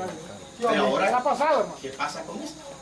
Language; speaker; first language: Spanish; native; Spanish